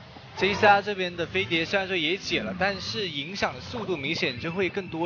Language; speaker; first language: Chinese; native; Chinese